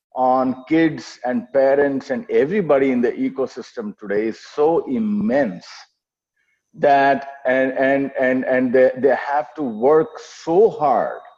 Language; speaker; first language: English; non-native, local second language; Telugu